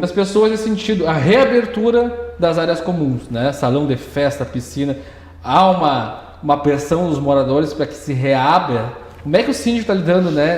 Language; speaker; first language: Portuguese; native; Portuguese